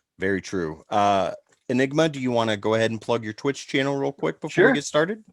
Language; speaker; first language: English; native; English